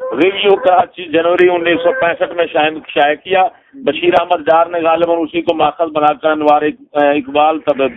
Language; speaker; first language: Urdu; non-native, local second language; Punjabi